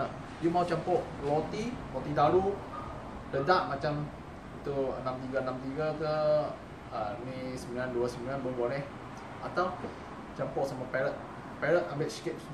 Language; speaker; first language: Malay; non-native, local second language; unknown